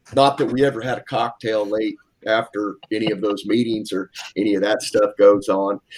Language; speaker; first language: English; native; English